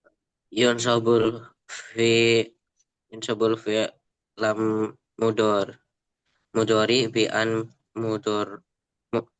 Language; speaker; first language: Arabic; non-native, learner; Indonesian